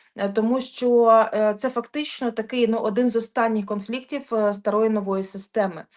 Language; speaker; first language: Ukrainian; non-native, local second language; Russian